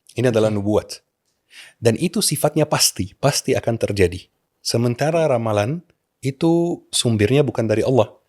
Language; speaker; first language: Indonesian; non-native, fluent; Arabic